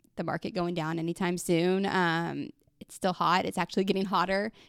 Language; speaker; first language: English; native; English